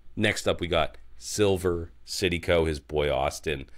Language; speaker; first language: English; native; English